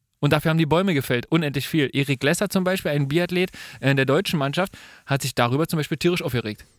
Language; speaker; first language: German; native; German